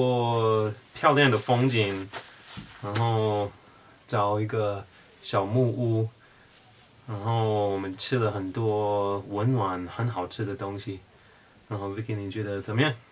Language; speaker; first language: Chinese; non-native, learner; English